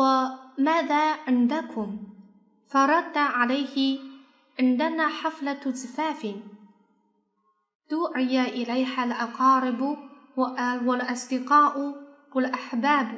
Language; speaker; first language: Arabic; non-native, fluent; Chinese